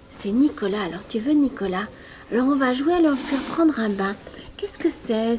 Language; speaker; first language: French; native; French